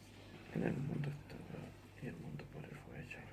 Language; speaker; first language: Spanish; native; Spanish